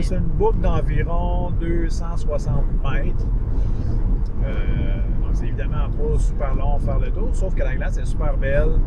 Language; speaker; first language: French; native; French